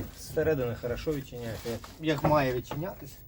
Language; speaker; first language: Ukrainian; native; Ukrainian